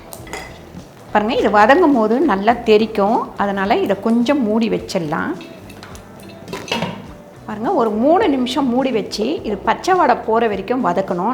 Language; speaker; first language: Tamil; native; Tamil